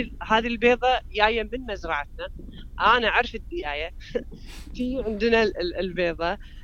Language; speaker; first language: Arabic; early bilingual, heritage; Arabic